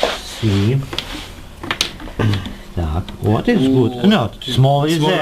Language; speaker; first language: English; non-native, learner; Russian